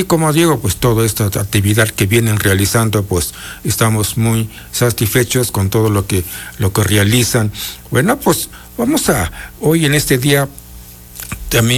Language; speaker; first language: Spanish; non-native, local second language; Mixtepec Mixtec